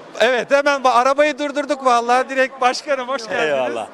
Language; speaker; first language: Turkish; native; Turkish